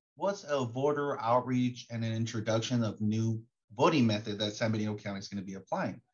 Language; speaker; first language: English; early bilingual, other home language; Spanish